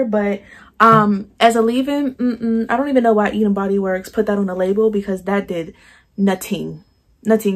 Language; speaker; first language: English; native; English